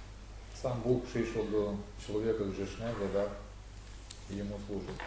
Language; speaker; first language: Polish; non-native, learner; Russian